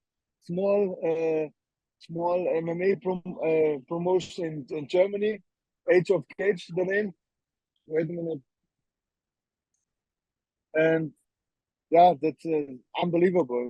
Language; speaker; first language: English; non-native, learner; German